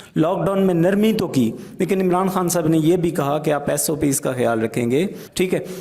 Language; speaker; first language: Urdu; non-native, local second language; Punjabi